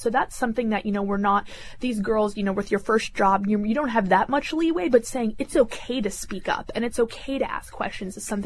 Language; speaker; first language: English; native; English